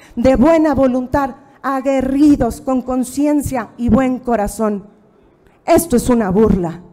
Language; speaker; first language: Spanish; native; Spanish